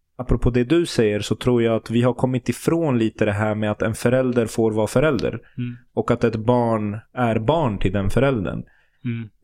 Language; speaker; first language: Swedish; early bilingual, other home language; Turoyo